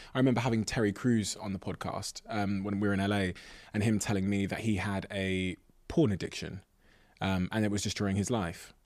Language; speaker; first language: English; native; English